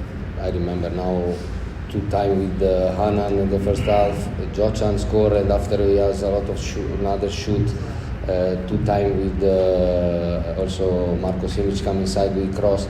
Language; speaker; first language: English; non-native, learner; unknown